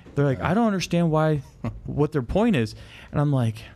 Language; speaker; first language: English; native; English